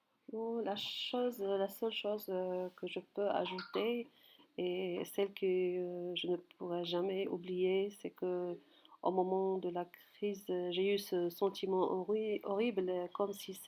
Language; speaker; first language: French; non-native, fluent; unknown